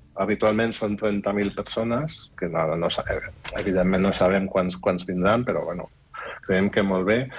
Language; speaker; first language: Catalan; non-native, fluent; German